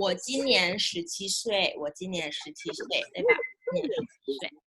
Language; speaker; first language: Chinese; non-native, fluent; Indonesian